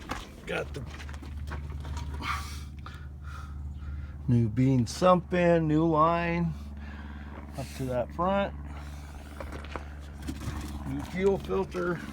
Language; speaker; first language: English; native; English